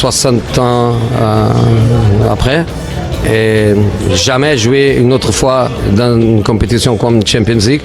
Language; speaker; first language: French; non-native, fluent; Portuguese